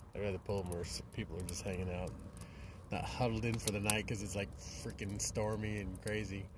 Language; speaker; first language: English; native; English